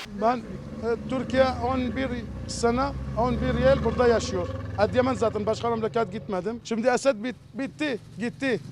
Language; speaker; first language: Turkish; non-native, learner; Arabic